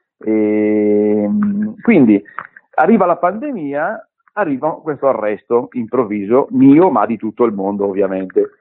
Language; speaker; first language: Italian; early bilingual, other home language; Arabic